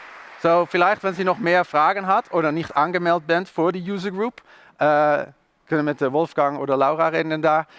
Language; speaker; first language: German; non-native, learner; Dutch